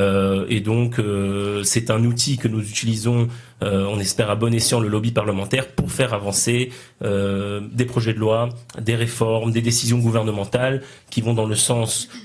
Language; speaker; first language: French; native; French